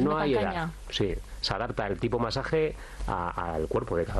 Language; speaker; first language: Spanish; native; Spanish